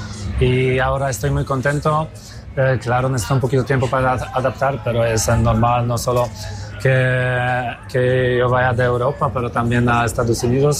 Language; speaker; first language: Spanish; non-native, fluent; Polish